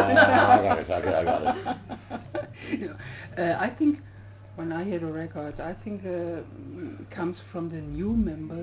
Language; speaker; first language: English; non-native, learner; German